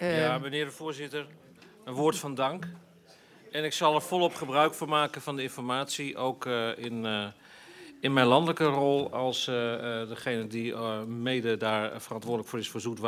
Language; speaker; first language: Dutch; native; Dutch